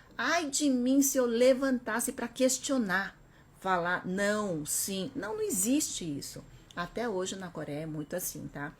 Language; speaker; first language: Portuguese; early bilingual, other home language; Korean